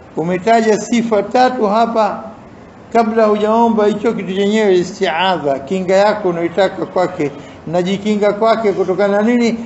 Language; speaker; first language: Swahili; native; Swahili